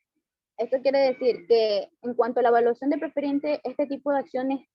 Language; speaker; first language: Spanish; native; Spanish